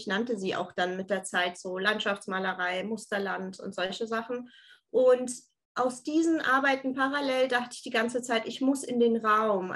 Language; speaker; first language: German; early bilingual, other home language; Turkish